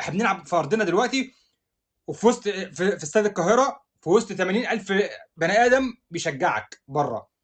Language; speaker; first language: Arabic; native; Arabic